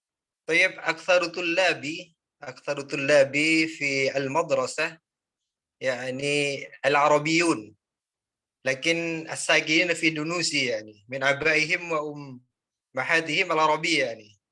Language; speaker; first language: Arabic; non-native, fluent; Madurese